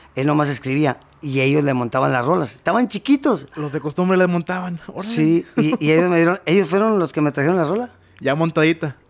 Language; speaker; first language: Spanish; native; Spanish